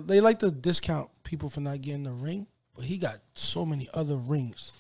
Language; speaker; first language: English; native; English